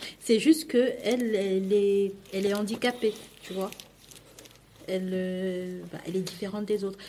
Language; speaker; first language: French; non-native, local second language; Duala